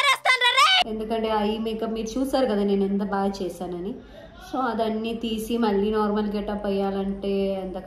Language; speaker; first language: Telugu; non-native, local second language; Malayalam